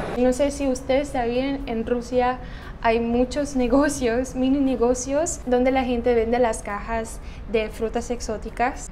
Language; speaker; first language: Spanish; non-native, fluent; Russian